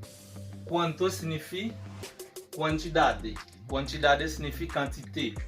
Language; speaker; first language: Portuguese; non-native, fluent; Haitian Creole